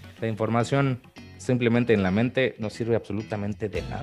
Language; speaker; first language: Spanish; native; Spanish